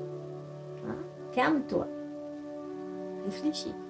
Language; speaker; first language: French; non-native, fluent; English